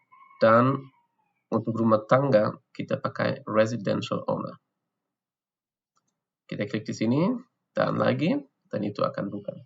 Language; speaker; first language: Indonesian; non-native, fluent; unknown